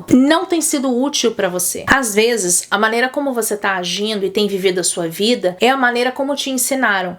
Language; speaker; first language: Portuguese; native; Portuguese